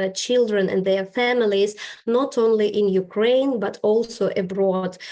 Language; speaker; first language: English; non-native, fluent; Ukrainian